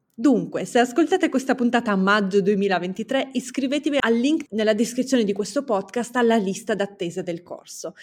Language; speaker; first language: Italian; early bilingual, other home language; Romanian